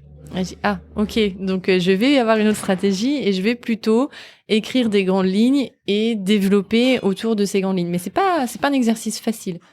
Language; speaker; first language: French; native; French